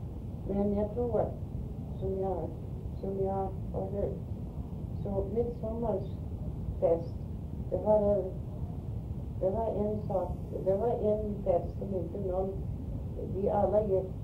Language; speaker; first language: Swedish; early bilingual, heritage; Swedish